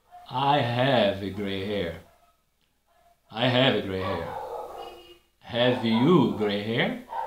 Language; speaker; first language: English; non-native, fluent; Portuguese